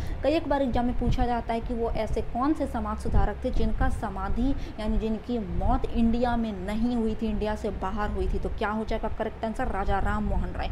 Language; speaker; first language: Hindi; native; Hindi